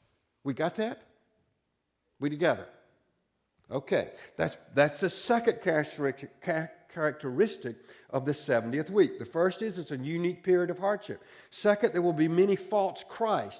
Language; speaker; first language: English; native; English